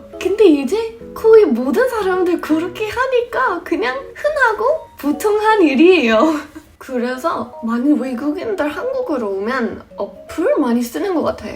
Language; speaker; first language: Korean; non-native, fluent; English